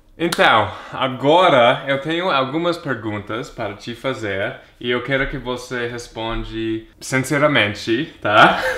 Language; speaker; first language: Portuguese; non-native, fluent; English